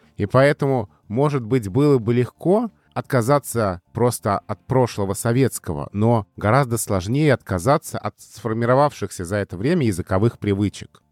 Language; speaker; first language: Russian; native; Russian